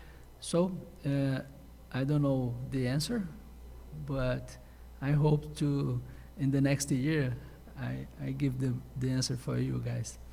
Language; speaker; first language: English; non-native, learner; Portuguese